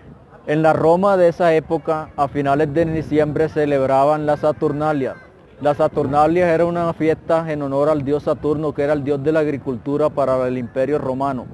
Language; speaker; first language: Spanish; native; Spanish